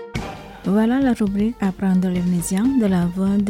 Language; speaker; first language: French; non-native, fluent; Indonesian